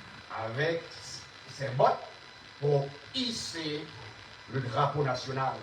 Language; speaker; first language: French; non-native, local second language; Haitian Creole